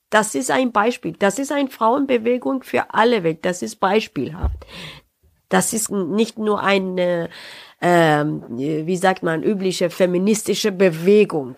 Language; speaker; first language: German; non-native, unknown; Persian